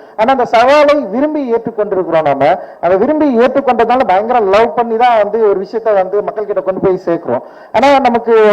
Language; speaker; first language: Tamil; native; Tamil